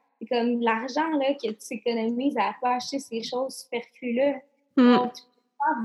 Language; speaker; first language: French; native; French